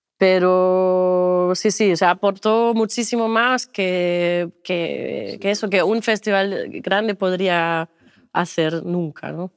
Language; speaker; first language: Spanish; non-native, fluent; German